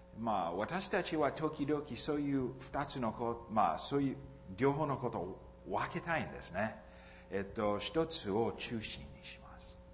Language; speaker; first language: Japanese; non-native, fluent; English